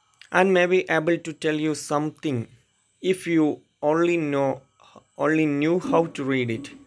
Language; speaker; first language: English; non-native, local second language; Malayalam